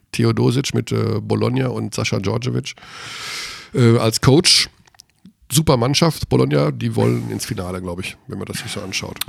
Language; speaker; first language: German; native; German